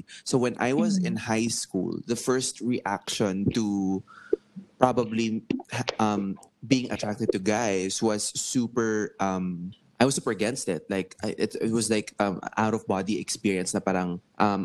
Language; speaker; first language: English; non-native, local second language; Filipino